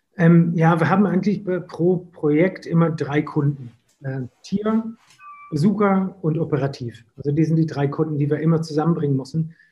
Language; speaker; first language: German; non-native, fluent; English